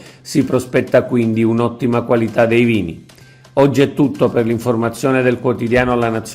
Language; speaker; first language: Italian; native; Italian